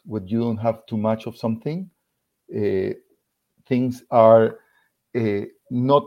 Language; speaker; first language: English; non-native, fluent; Spanish